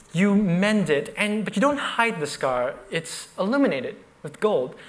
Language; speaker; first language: English; native; English